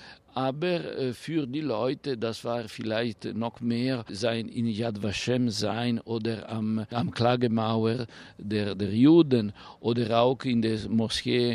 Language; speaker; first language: German; non-native, fluent; Italian